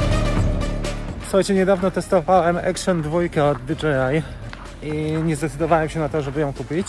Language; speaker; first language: Polish; native; Polish